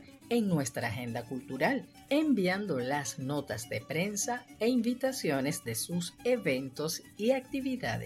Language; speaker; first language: Spanish; native; Spanish